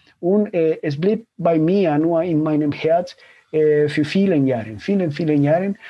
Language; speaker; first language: German; non-native, fluent; Spanish